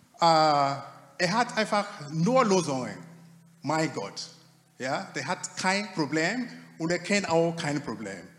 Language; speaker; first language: German; non-native, fluent; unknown